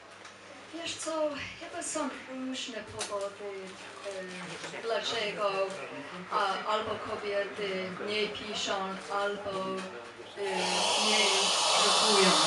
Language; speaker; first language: Polish; non-native, fluent; English